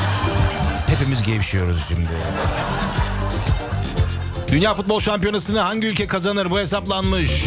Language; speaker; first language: Turkish; native; Turkish